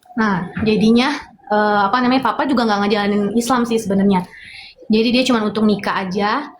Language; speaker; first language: Indonesian; native; Indonesian